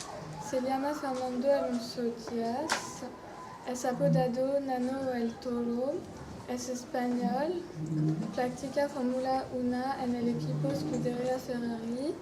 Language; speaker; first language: Spanish; non-native, learner; French